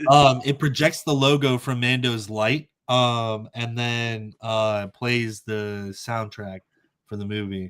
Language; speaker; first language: English; native; English